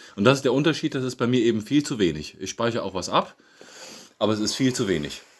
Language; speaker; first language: German; native; German